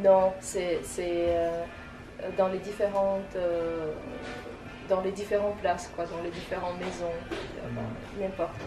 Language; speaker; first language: French; non-native, fluent; Tajik